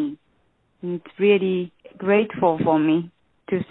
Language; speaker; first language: English; non-native, learner; Japanese